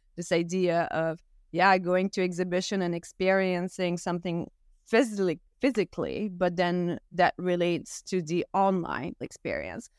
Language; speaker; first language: English; non-native, fluent; French